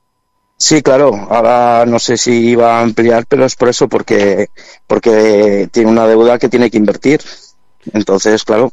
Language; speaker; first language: Spanish; native; Spanish